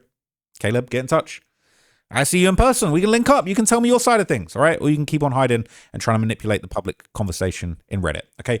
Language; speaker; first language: English; native; English